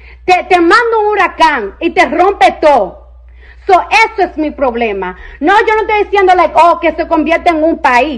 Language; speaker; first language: Spanish; early bilingual, heritage; Spanish